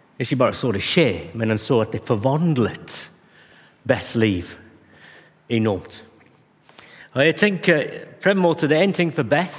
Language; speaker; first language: Norwegian; non-native, fluent; English